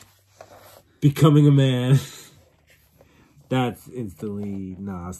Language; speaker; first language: English; native; English